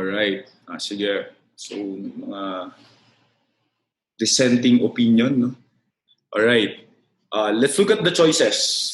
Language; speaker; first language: English; non-native, local second language; Filipino